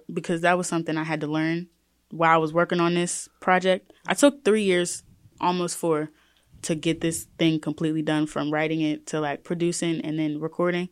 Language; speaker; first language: English; native; English